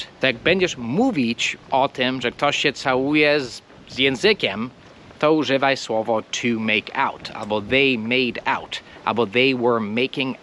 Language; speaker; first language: Polish; non-native, fluent; English